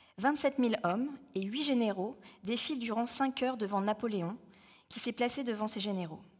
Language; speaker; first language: French; native; French